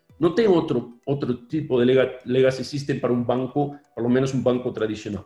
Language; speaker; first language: Portuguese; non-native, fluent; Spanish